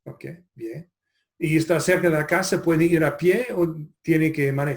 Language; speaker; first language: Spanish; non-native, fluent; English